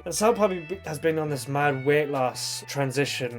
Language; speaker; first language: English; native; English